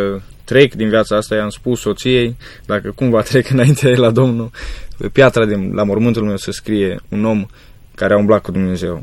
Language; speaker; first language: Romanian; native; Romanian